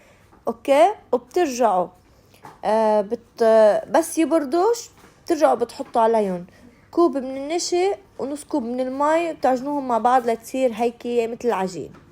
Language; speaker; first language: Arabic; native; Arabic